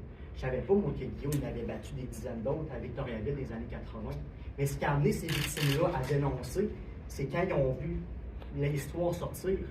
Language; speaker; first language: French; native; French